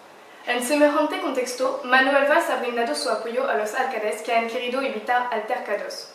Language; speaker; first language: Spanish; non-native, learner; French